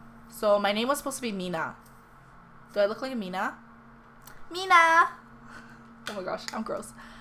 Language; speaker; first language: English; early bilingual, other home language; Korean